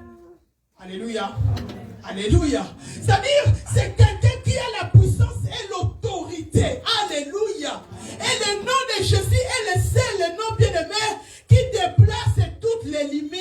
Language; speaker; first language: French; non-native, local second language; Lingala